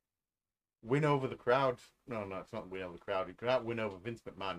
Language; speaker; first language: English; native; English